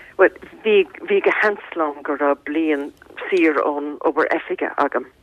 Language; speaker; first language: Irish; native; Irish